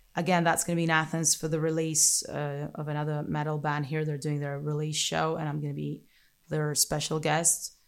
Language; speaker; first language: English; non-native, fluent; Greek